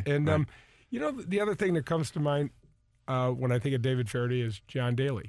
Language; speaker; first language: English; native; English